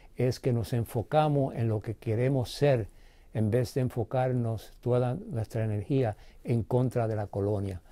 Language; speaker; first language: Spanish; early bilingual, heritage; Spanish